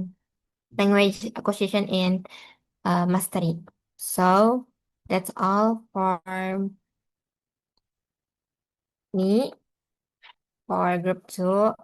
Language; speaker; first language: English; non-native, learner; Indonesian